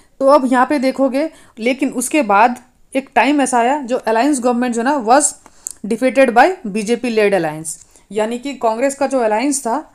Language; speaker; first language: Hindi; non-native, local second language; Nepali